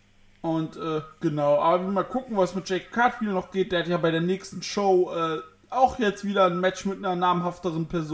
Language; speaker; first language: German; native; German